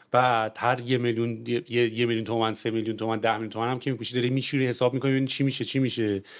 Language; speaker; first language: Persian; native; Persian